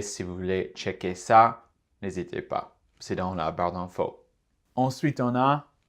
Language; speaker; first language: French; non-native, fluent; English